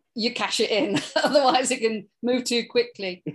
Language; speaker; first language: English; native; English